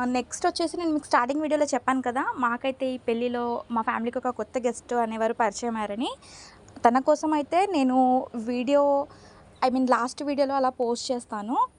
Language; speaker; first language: Telugu; non-native, local second language; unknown